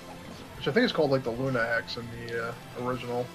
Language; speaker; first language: English; native; English